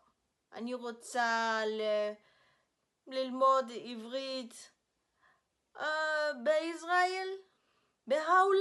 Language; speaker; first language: Hebrew; non-native, learner; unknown